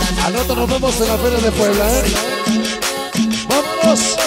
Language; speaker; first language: Spanish; native; Spanish